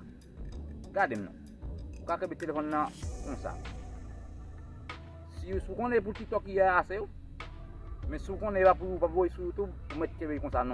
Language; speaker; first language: French; non-native, learner; Haitian Creole